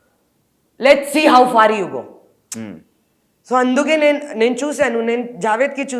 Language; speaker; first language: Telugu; non-native, local second language; Hindi